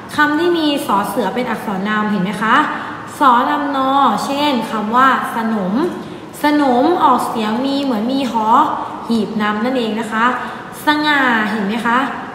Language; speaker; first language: Thai; native; Thai